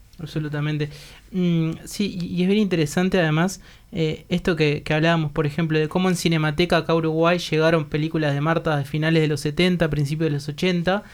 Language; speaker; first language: Spanish; native; Spanish